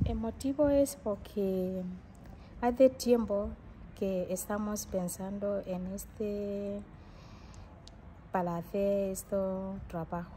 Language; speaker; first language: Spanish; non-native, learner; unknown